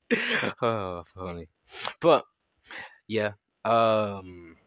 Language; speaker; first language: English; native; English